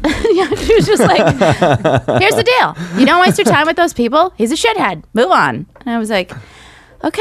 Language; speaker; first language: English; early bilingual, other home language; Russian